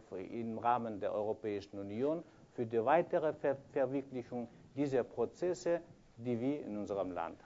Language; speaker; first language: German; non-native, fluent; Kyrgyz